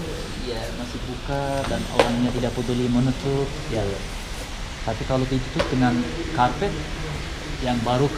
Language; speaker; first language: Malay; non-native, fluent; Turkish